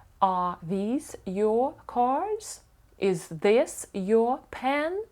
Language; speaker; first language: English; non-native, fluent; Ukrainian